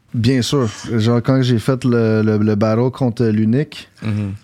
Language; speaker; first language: French; native; French